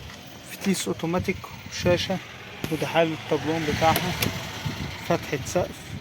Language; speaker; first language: Arabic; native; Arabic